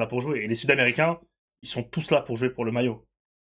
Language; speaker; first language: French; native; French